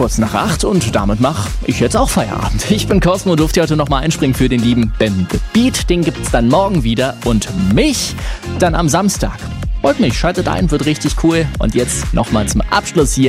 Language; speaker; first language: German; native; German